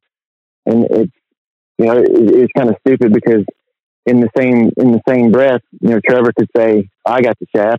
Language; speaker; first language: English; native; English